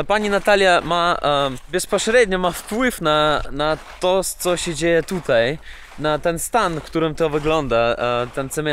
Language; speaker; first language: Polish; non-native, learner; Russian